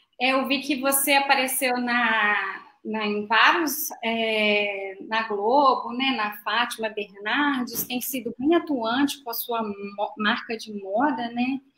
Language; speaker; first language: Portuguese; native; Portuguese